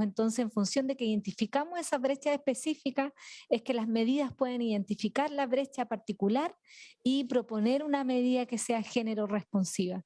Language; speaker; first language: Spanish; native; Spanish